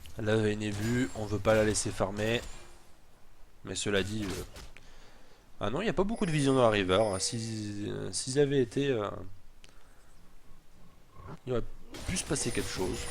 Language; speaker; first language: French; native; French